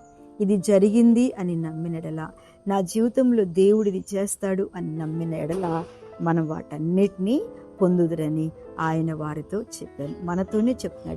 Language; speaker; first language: Telugu; native; Telugu